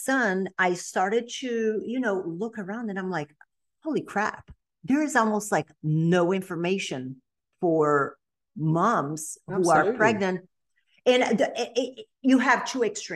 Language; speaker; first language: English; non-native, fluent; Portuguese